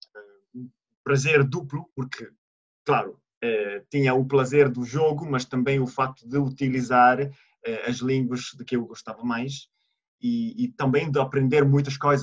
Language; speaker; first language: Portuguese; non-native, fluent; Italian